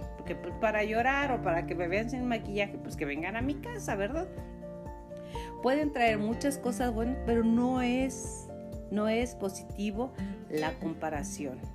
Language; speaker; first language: Spanish; native; Spanish